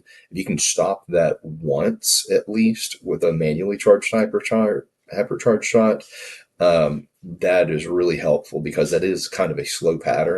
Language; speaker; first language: English; native; English